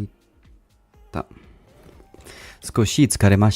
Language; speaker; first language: Japanese; non-native, learner; English